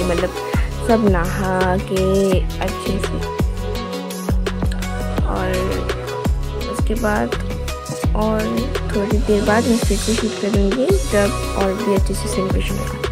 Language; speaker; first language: Hindi; non-native, local second language; Kok Borok